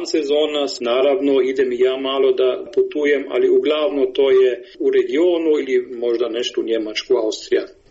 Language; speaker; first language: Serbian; non-native, learner; German